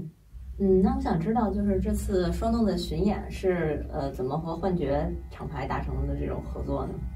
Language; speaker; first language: Chinese; native; Chinese